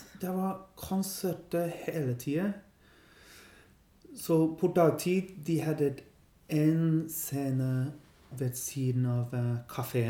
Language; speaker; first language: Norwegian; non-native, learner; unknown